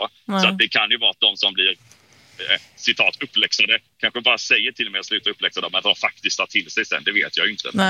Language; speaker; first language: Swedish; native; Swedish